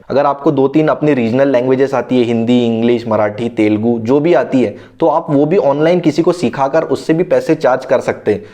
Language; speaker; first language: Hindi; non-native, local second language; Marathi